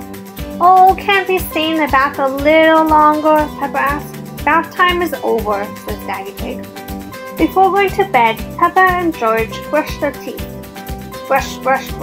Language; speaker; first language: English; native; English